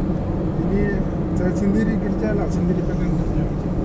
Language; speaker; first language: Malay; non-native, learner; Bangla